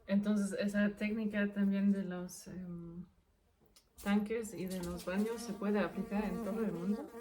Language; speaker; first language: Spanish; non-native, fluent; German